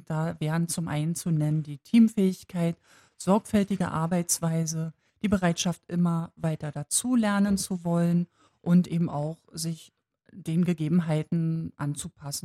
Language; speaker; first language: German; native; German